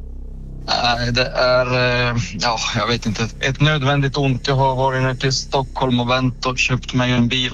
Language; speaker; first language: Swedish; native; Swedish